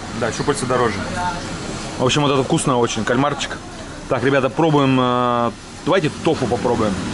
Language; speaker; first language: Russian; native; Russian